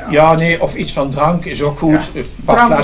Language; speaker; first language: Dutch; native; Dutch